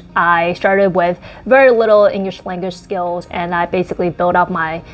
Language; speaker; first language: English; early bilingual, other home language; Chinese